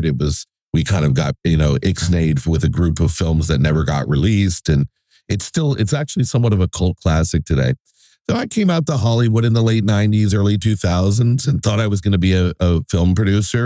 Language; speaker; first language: English; native; English